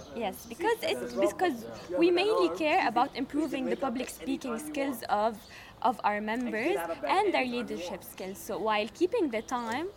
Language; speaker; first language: English; non-native, fluent; Arabic